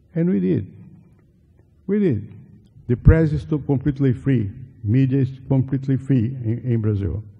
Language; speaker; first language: English; non-native, fluent; Portuguese